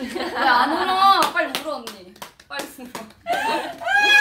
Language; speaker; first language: Korean; native; Korean